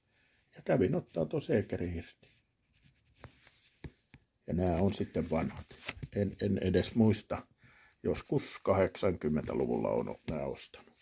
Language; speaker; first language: Finnish; native; Finnish